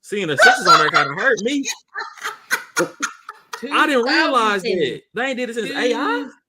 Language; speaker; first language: English; native; English